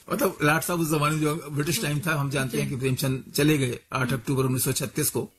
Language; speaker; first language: Hindi; native; Hindi